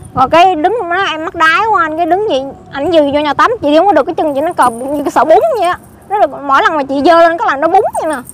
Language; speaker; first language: Vietnamese; native; Vietnamese